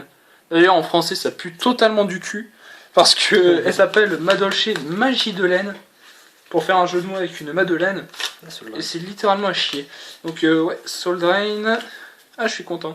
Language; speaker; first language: French; native; French